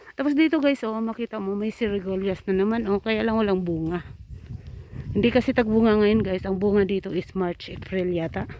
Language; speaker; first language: Filipino; non-native, local second language; Cebuano